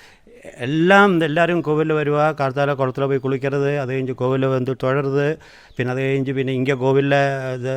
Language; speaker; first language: Malayalam; non-native, local second language; Tamil